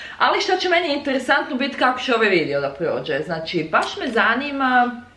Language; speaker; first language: Serbian; early bilingual, heritage; Serbian